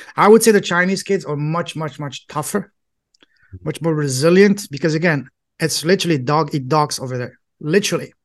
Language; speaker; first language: English; non-native, fluent; French